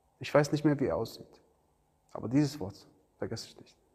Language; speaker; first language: German; non-native, learner; Arabic